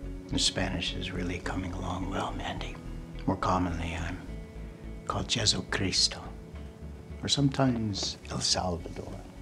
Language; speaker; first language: English; native; English